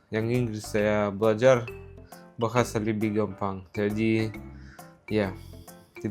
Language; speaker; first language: Indonesian; non-native, learner; Russian